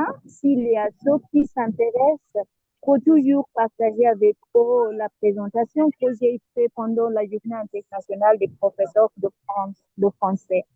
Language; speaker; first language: French; non-native, fluent; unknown